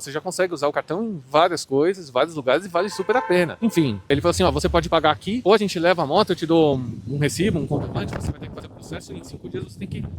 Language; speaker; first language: Portuguese; native; Portuguese